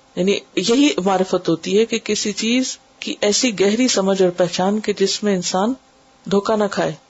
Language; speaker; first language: Urdu; native; Urdu